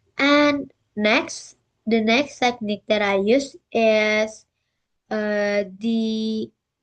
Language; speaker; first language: English; non-native, learner; Indonesian